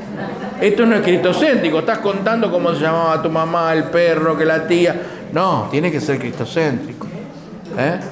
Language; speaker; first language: Spanish; native; Spanish